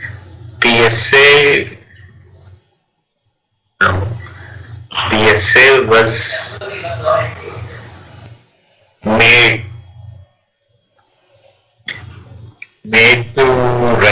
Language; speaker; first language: English; non-native, learner; Telugu